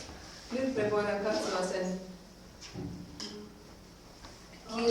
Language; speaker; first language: Finnish; non-native, fluent; German